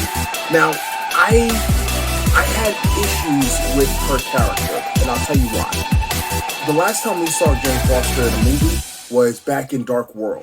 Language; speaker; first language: English; native; English